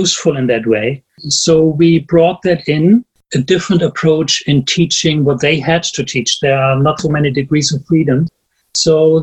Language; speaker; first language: English; non-native, fluent; German